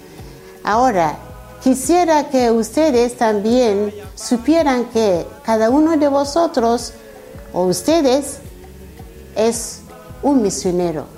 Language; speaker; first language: Spanish; non-native, fluent; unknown